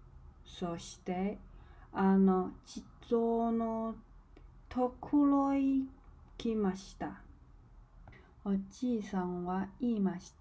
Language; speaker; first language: Japanese; non-native, learner; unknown